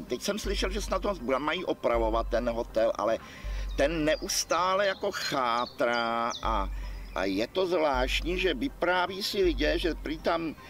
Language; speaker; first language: Czech; native; Czech